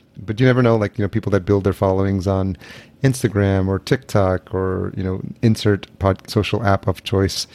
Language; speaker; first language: English; early bilingual, other home language; Spanish